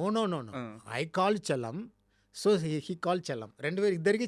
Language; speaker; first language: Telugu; non-native, fluent; Tamil